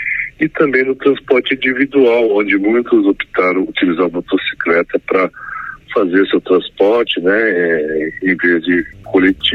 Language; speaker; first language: Portuguese; native; Portuguese